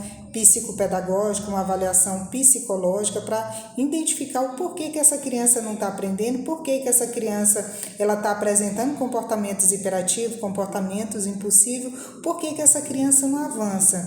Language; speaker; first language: Portuguese; native; Portuguese